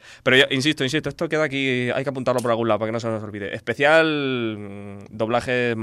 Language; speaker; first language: Spanish; native; Spanish